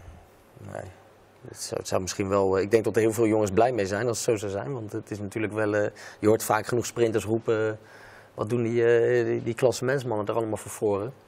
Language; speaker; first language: Dutch; native; Dutch